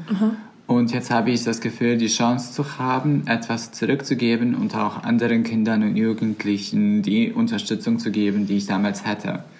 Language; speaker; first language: German; non-native, fluent; Croatian